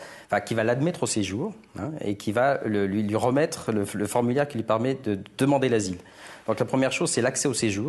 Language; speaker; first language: French; native; French